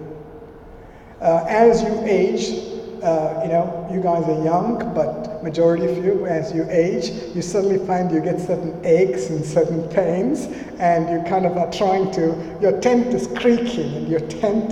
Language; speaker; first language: English; non-native, local second language; Malayalam